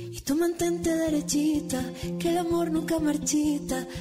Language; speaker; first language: Spanish; native; Spanish